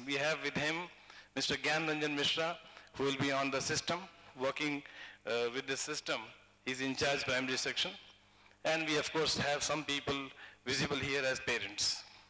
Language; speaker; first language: English; non-native, local second language; Hindi